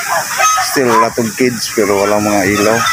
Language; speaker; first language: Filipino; non-native, local second language; Cebuano